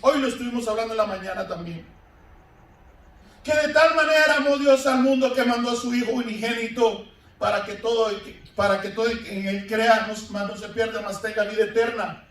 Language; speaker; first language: Spanish; native; Spanish